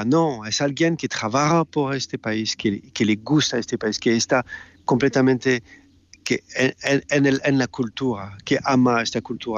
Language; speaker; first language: Spanish; non-native, learner; French